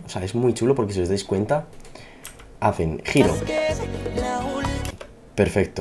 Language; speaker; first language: Spanish; native; Spanish